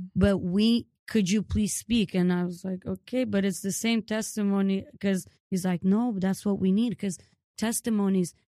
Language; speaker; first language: English; early bilingual, other home language; Ukrainian